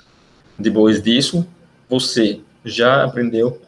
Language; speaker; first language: Portuguese; non-native, learner; Arabic